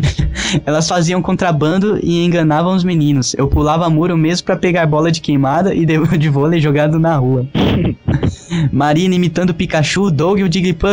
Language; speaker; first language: Portuguese; native; Portuguese